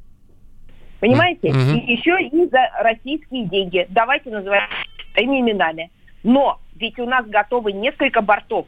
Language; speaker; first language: Russian; native; Russian